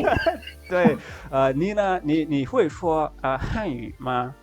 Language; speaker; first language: Chinese; non-native, learner; Portuguese